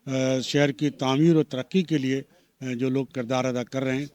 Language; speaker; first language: Urdu; native; Urdu